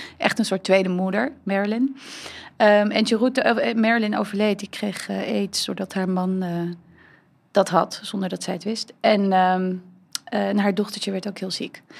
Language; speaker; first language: Dutch; early bilingual, heritage; Dutch